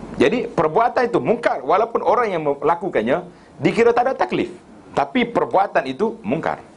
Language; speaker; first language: Malay; native; Malay